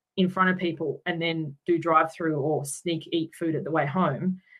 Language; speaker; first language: English; native; English